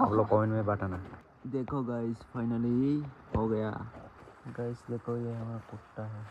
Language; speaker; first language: Hindi; non-native, learner; Kok Borok